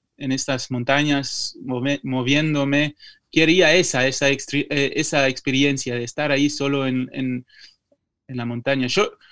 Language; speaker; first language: Spanish; non-native, fluent; French